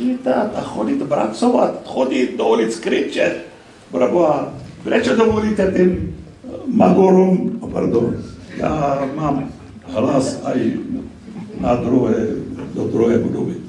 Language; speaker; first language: Slovak; non-native, fluent; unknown